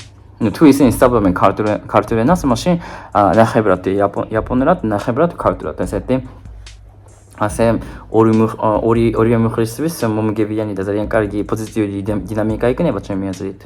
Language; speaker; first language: Georgian; non-native, fluent; Japanese